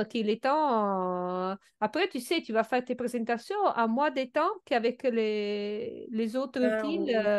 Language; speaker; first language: French; non-native, fluent; Italian